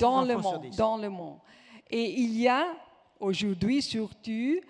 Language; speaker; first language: French; non-native, fluent; Italian